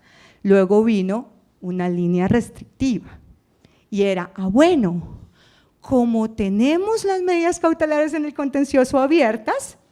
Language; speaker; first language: Spanish; native; Spanish